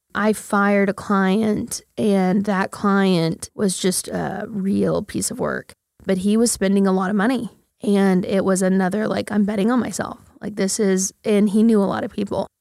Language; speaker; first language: English; native; English